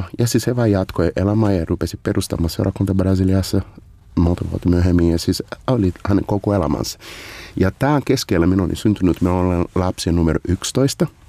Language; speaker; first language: Finnish; non-native, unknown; Portuguese